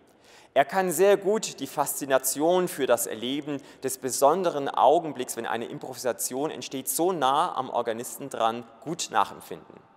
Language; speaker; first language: German; native; German